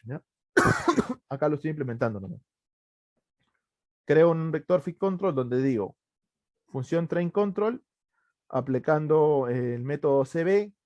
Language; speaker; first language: Spanish; native; Spanish